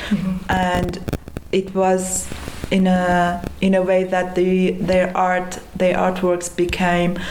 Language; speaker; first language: English; non-native, fluent; Persian